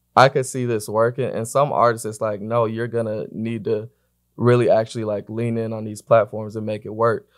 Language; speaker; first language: English; native; English